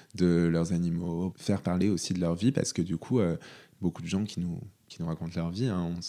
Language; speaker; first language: French; native; French